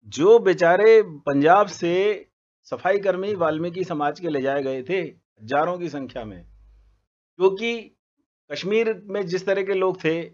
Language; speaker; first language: Hindi; native; Hindi